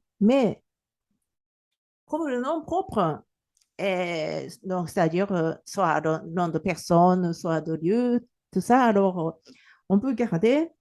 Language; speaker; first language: French; non-native, fluent; Japanese